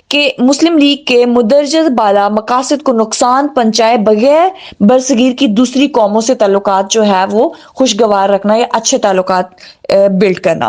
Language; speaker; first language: Urdu; native; Urdu